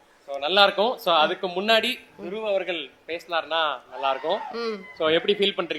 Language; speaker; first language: Tamil; native; Tamil